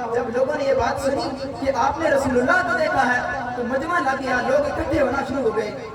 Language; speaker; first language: Urdu; non-native, local second language; Punjabi